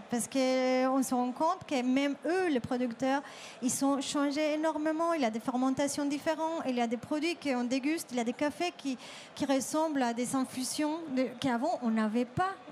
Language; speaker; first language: French; non-native, fluent; Spanish